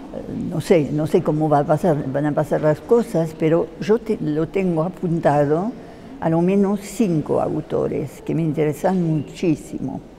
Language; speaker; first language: Spanish; non-native, fluent; French